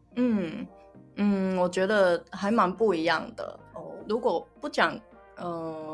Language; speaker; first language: Chinese; non-native, local second language; Cantonese